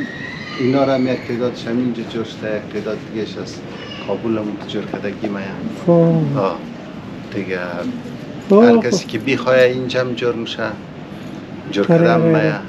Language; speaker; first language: Persian; native; Persian